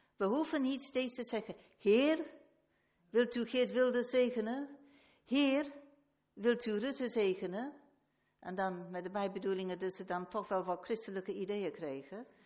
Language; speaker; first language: Dutch; non-native, fluent; English